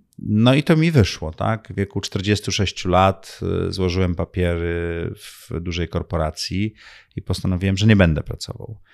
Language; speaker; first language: Polish; early bilingual, heritage; Polish